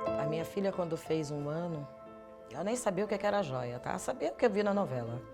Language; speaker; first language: Portuguese; native; Portuguese